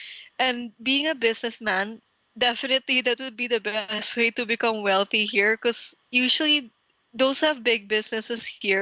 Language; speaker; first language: English; non-native, local second language; Filipino